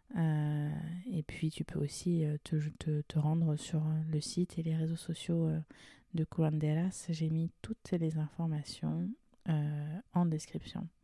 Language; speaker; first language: French; native; French